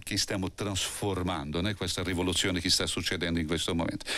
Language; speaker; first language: Italian; non-native, fluent; Portuguese